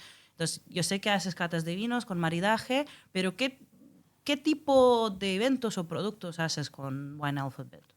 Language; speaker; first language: Spanish; non-native, fluent; Russian